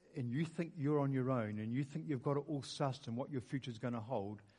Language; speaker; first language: English; native; English